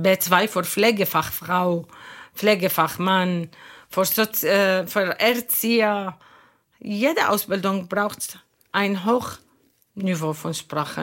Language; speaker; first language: German; non-native, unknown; Arabic